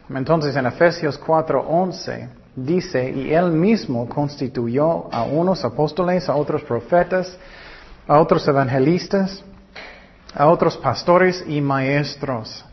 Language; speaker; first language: Spanish; non-native, learner; English